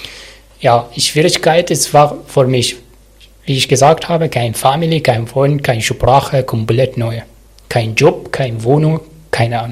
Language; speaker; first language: German; non-native, learner; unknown